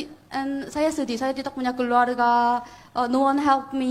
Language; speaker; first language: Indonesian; non-native, fluent; Korean